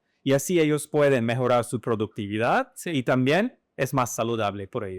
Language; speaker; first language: Spanish; non-native, fluent; English